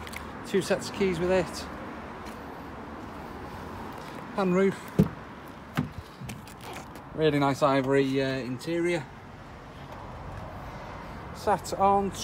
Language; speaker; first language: English; native; English